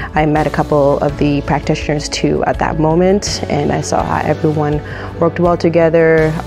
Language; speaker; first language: English; native; English